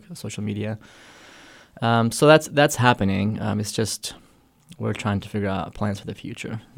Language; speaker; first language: English; early bilingual, other home language; Arabic